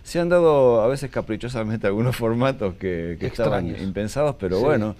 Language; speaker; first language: Spanish; native; Spanish